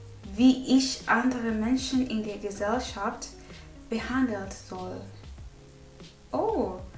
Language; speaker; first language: German; non-native, learner; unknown